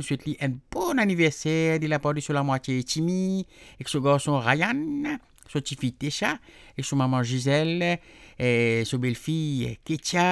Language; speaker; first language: French; non-native, local second language; Morisyen